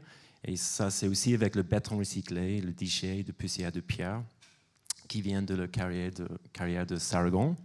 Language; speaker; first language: French; non-native, fluent; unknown